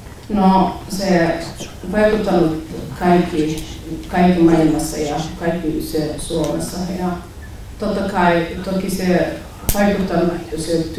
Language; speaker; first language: Finnish; non-native, learner; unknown